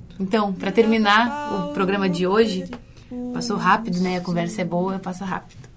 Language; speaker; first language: Portuguese; native; Portuguese